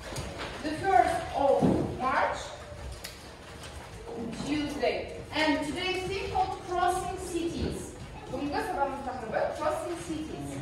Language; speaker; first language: English; non-native, learner; Kazakh